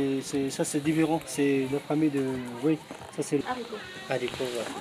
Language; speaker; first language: French; non-native, learner; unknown